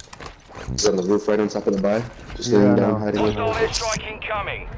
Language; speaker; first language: English; native; English